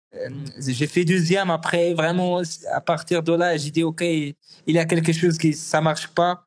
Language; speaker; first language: French; non-native, learner; Arabic